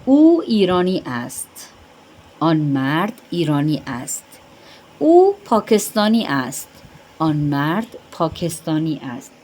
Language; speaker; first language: Persian; non-native, fluent; Urdu